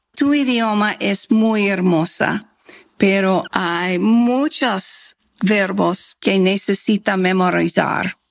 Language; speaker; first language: Spanish; non-native, learner; English